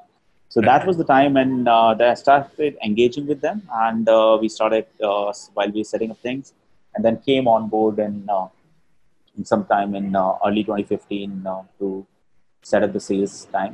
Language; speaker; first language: English; non-native, local second language; Hindi